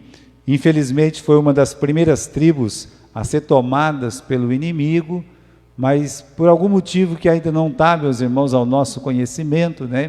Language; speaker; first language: Portuguese; native; Portuguese